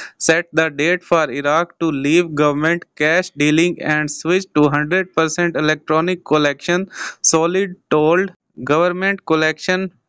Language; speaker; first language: English; non-native, local second language; Urdu